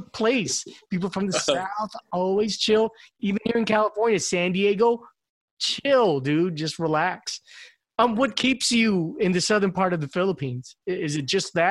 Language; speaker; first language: English; non-native, local second language; Filipino